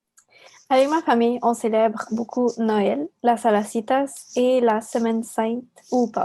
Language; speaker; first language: French; early bilingual, other home language; Spanish